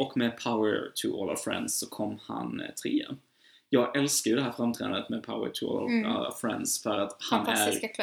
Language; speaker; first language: Swedish; native; Swedish